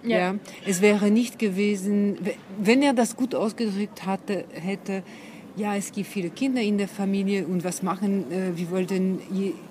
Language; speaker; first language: German; non-native, fluent; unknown